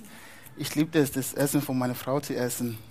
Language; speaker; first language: German; non-native, fluent; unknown